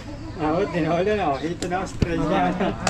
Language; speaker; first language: Filipino; native; Filipino